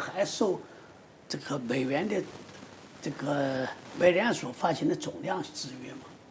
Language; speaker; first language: Chinese; native; Chinese